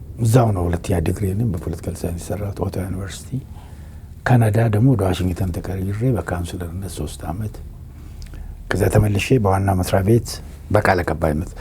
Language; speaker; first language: Amharic; non-native, local second language; Oromo